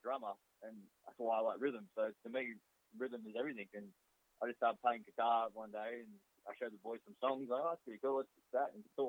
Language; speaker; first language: English; native; English